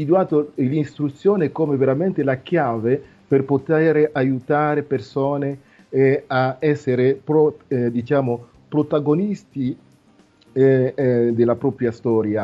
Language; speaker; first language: Italian; non-native, fluent; Nande